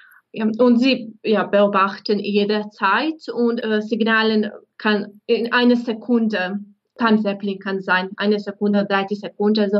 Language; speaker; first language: German; non-native, fluent; Bosnian